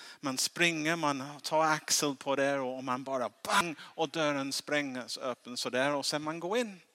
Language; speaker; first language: Swedish; non-native, fluent; English